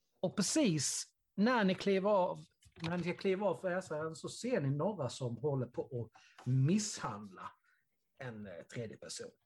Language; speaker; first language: Swedish; native; Swedish